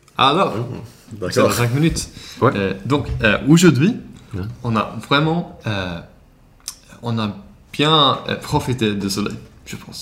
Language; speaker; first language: French; non-native, learner; Swedish